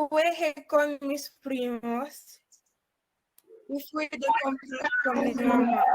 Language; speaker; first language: Spanish; non-native, learner; English